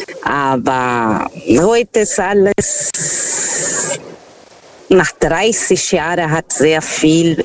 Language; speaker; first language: German; non-native, fluent; Portuguese